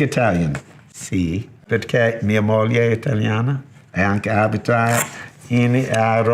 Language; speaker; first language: Italian; non-native, learner; English